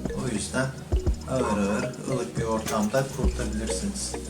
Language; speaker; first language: Turkish; native; Turkish